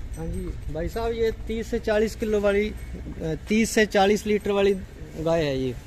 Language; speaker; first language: Hindi; native; Hindi